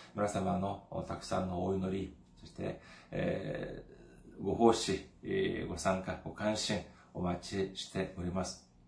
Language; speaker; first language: Japanese; non-native, fluent; Korean